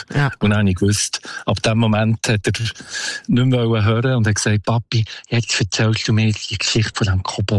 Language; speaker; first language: German; native; German